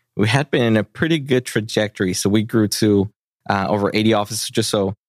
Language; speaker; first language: English; early bilingual, other home language; Spanish